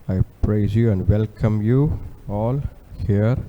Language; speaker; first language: English; non-native, local second language; Tamil